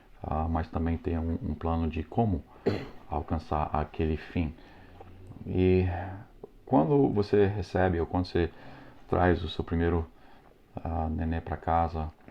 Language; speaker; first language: Portuguese; non-native, fluent; English